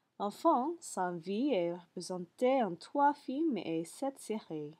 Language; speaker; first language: French; non-native, learner; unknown